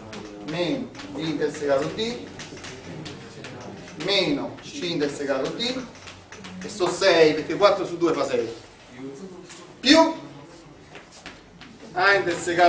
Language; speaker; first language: Italian; native; Italian